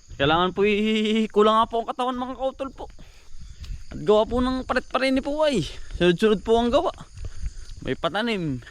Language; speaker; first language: Filipino; native; Filipino